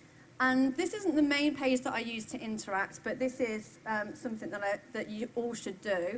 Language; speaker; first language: English; native; English